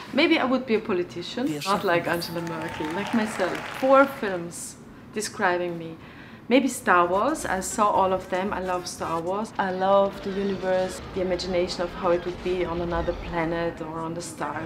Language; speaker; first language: English; non-native, fluent; German